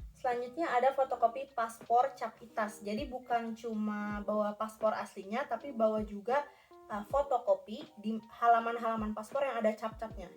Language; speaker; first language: Indonesian; native; Indonesian